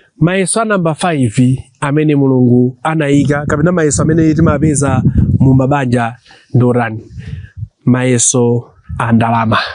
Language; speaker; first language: Nyanja; non-native, local second language; Tumbuka